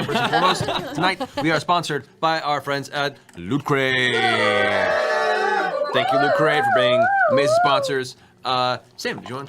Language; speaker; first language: English; native; English